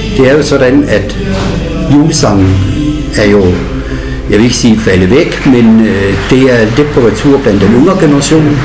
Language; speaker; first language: Danish; native; Danish